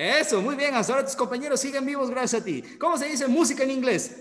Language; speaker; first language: Spanish; native; Spanish